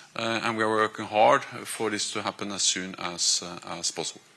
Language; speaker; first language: English; non-native, fluent; Norwegian